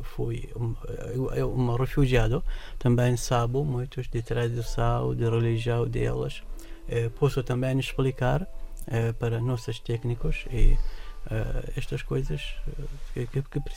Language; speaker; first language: Portuguese; non-native, learner; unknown